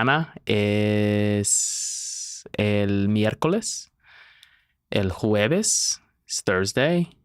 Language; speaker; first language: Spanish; non-native, learner; English